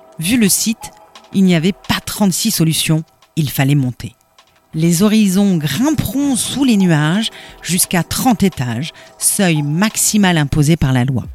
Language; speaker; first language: French; native; French